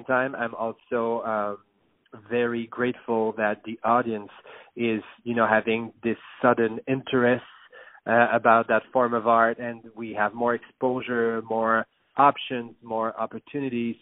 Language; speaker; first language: English; non-native, fluent; French